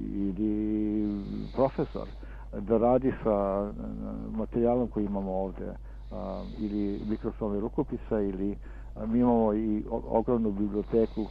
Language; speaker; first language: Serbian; early bilingual, heritage; Serbian